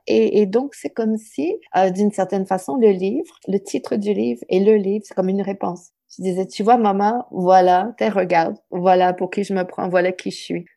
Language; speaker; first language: French; non-native, local second language; English